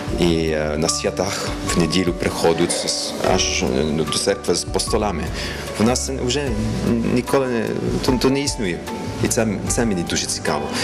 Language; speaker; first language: Ukrainian; early bilingual, heritage; Ukrainian